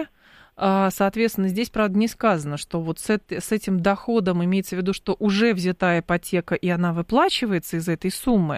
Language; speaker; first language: Russian; native; Russian